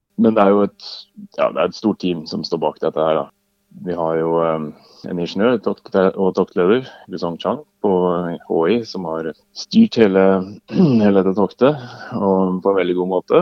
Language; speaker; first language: Norwegian; native; Norwegian